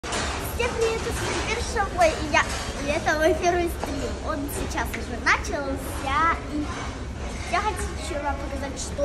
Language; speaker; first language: Russian; early bilingual, heritage; Russian